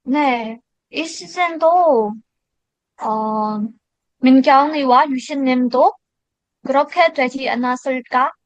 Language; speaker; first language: Korean; non-native, learner; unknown